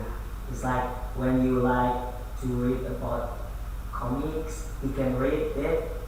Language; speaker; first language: English; non-native, learner; Indonesian